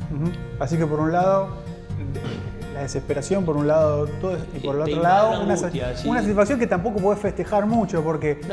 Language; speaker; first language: Spanish; native; Spanish